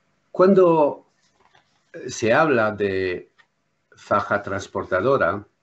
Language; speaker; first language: Spanish; non-native, learner; French